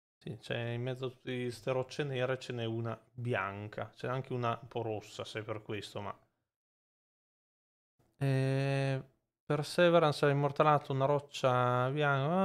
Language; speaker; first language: Italian; native; Italian